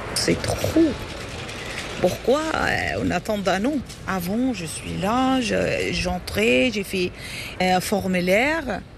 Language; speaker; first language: French; non-native, learner; Arabic